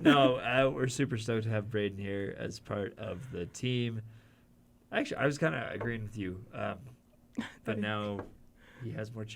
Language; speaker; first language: English; native; English